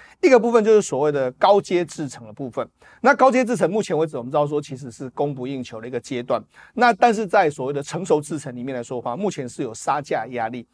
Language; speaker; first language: Chinese; native; Chinese